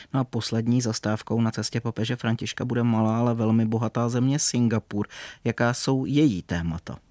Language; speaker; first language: Czech; native; Czech